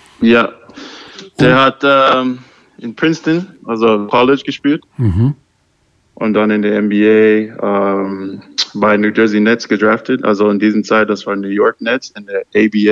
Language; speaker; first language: German; non-native, learner; English